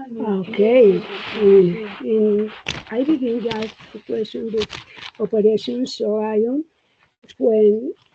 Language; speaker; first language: English; non-native, learner; Spanish